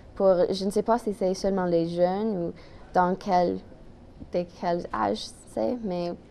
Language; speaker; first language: French; non-native, local second language; English